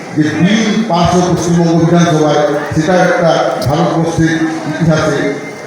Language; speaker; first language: Bangla; non-native, local second language; Santali